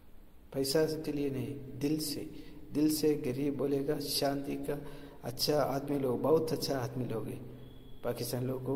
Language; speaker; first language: Hindi; non-native, local second language; Malayalam